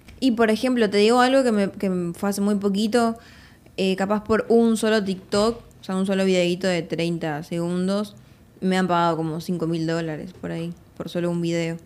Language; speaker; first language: Spanish; native; Spanish